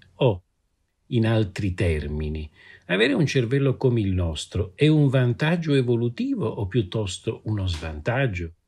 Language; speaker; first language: Italian; native; Italian